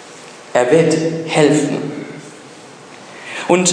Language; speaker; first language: German; non-native, fluent; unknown